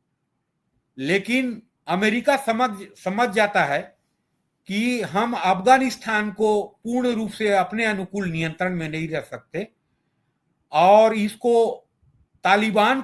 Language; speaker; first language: Hindi; native; Hindi